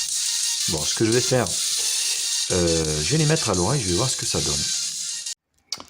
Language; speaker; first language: French; native; French